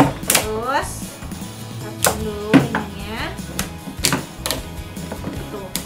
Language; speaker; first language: Indonesian; native; Indonesian